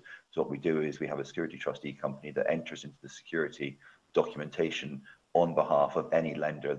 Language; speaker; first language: English; native; English